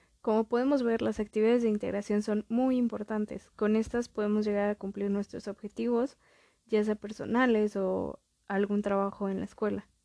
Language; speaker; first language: Spanish; native; Spanish